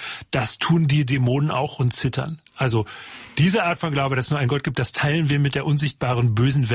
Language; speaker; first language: German; native; German